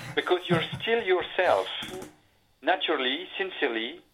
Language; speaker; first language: English; non-native, fluent; French